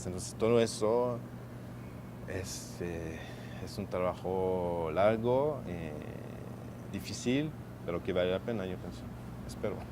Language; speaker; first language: Spanish; non-native, fluent; French